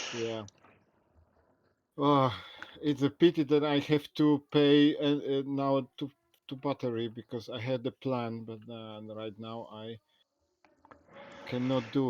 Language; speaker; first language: English; non-native, learner; Polish